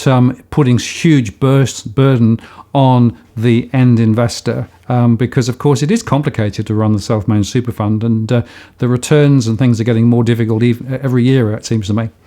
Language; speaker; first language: English; native; English